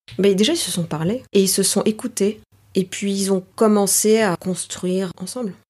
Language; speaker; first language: French; native; French